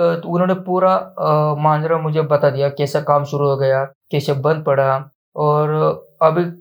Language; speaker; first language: Hindi; non-native, local second language; Marathi